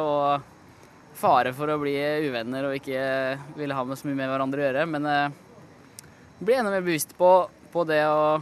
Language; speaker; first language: Norwegian; native; Norwegian